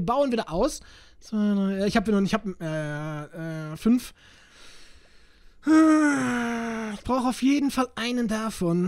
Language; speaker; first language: German; native; German